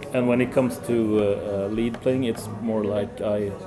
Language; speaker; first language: English; early bilingual, other home language; Swedish